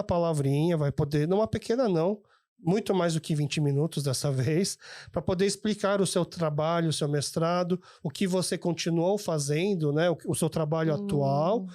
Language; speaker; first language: Portuguese; early bilingual, other home language; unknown